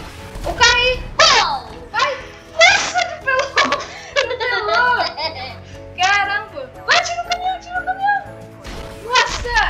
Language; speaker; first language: Portuguese; native; Portuguese